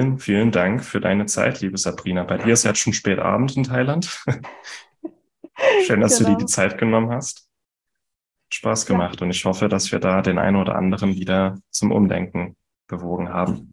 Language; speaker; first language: German; native; German